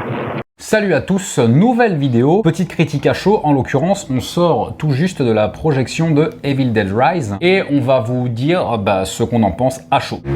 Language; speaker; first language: French; native; French